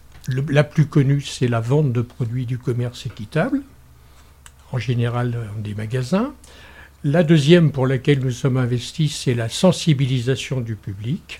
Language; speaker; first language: French; native; French